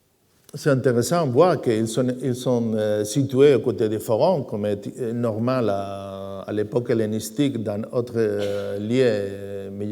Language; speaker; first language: French; non-native, fluent; Spanish